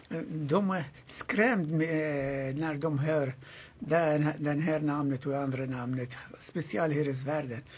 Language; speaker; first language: Swedish; non-native, fluent; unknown